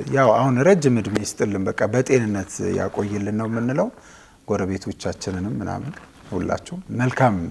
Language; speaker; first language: Amharic; native; Amharic